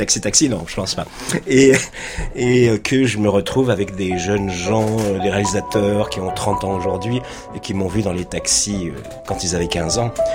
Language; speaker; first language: French; native; French